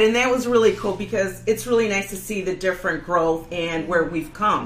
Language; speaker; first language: English; early bilingual, other home language; Spanish